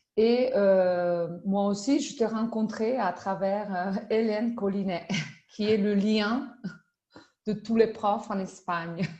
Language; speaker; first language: French; non-native, fluent; Spanish